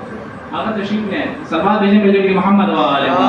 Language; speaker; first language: Urdu; native; Urdu